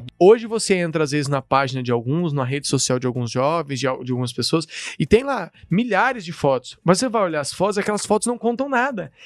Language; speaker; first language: Portuguese; native; Portuguese